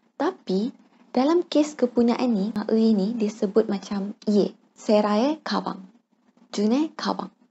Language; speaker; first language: Malay; native; Malay